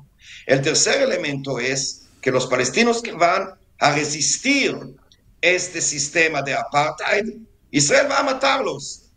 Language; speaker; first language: Spanish; non-native, fluent; Hebrew